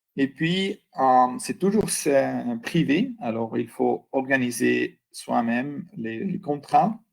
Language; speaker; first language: French; non-native, local second language; German